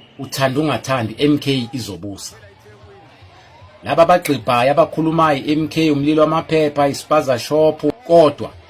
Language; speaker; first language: Zulu; native; Zulu